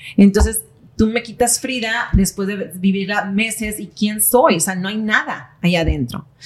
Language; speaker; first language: Spanish; native; Spanish